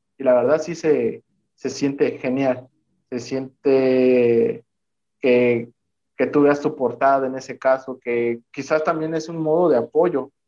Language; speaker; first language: Spanish; native; Spanish